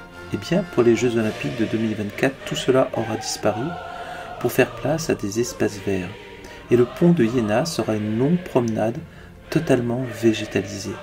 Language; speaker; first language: French; native; French